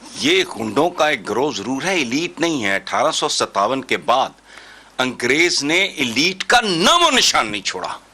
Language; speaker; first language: Urdu; non-native, local second language; Punjabi